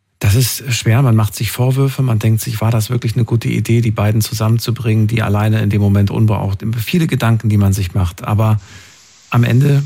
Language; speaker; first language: German; native; German